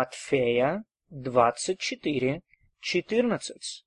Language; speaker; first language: Russian; non-native, fluent; English